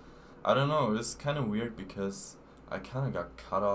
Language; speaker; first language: English; non-native, fluent; German